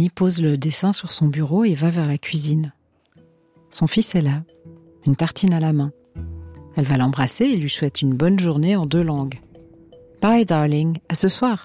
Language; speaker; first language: French; native; French